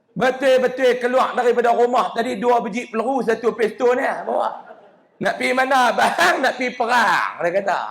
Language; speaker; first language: Malay; native; Malay